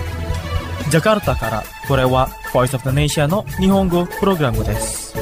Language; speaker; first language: Japanese; non-native, fluent; Indonesian